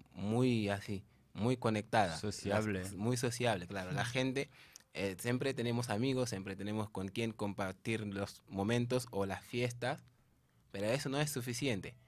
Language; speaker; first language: Spanish; non-native, fluent; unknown